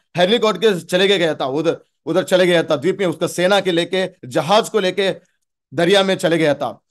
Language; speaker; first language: Hindi; non-native, local second language; Telugu